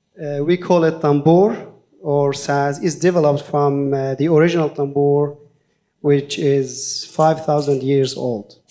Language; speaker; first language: English; non-native, fluent; Kurdish